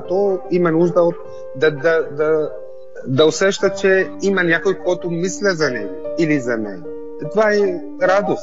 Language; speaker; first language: Bulgarian; non-native, fluent; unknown